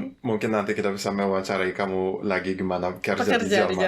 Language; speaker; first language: Indonesian; non-native, fluent; German